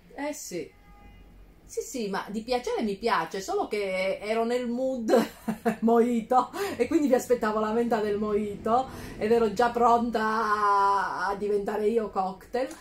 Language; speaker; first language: Italian; native; Italian